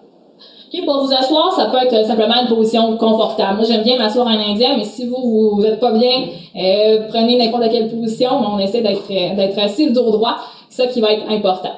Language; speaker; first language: French; native; French